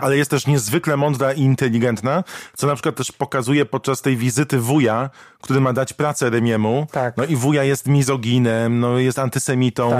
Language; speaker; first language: Polish; native; Polish